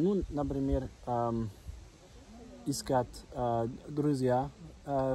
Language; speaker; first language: Russian; non-native, learner; German